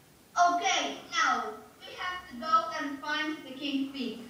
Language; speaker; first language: English; non-native, learner; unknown